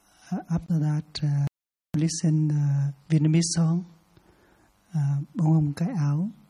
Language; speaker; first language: English; non-native, learner; Vietnamese